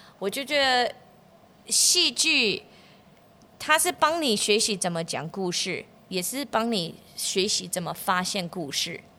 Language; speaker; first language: Chinese; non-native, fluent; English